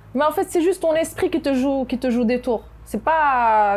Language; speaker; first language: French; non-native, local second language; Arabic